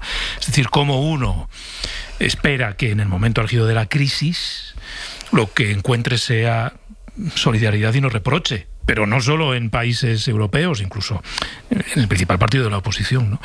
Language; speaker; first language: Spanish; native; Spanish